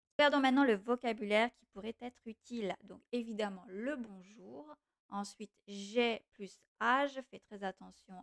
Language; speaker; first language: French; non-native, fluent; Portuguese